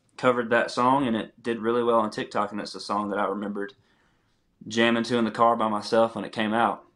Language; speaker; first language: English; native; English